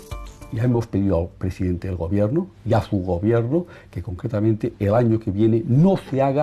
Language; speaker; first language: Spanish; native; Spanish